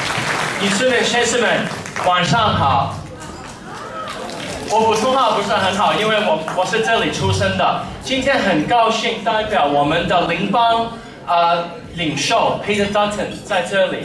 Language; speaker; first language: Chinese; early bilingual, heritage; English